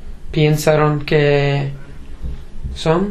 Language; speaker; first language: Spanish; non-native, learner; English